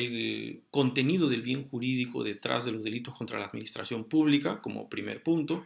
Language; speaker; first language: Spanish; native; Spanish